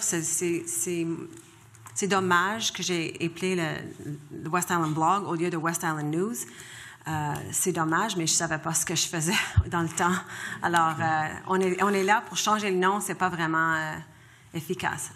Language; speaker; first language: French; non-native, local second language; English